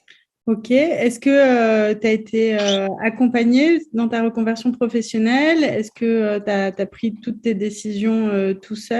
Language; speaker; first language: French; native; French